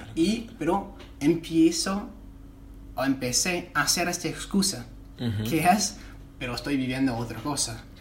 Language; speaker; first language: Spanish; non-native, fluent; English